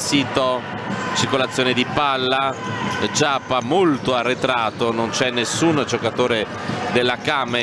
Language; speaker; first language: Italian; native; Italian